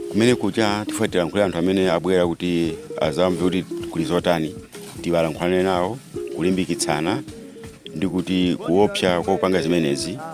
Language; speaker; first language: Nyanja; native; Nyanja